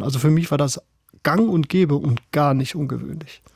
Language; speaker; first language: German; native; German